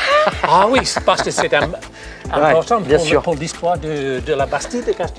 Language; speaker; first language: French; non-native, fluent; English